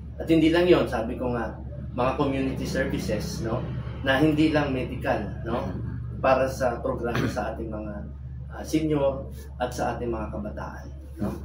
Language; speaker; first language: Filipino; non-native, local second language; Iloko